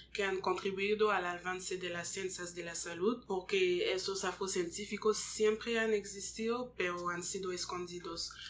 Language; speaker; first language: Spanish; non-native, fluent; French